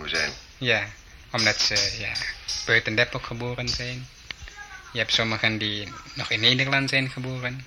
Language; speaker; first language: Dutch; early bilingual, heritage; Dutch